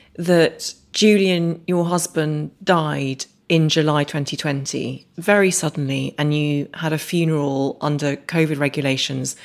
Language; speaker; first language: English; native; English